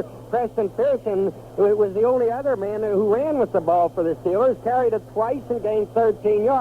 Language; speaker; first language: English; native; English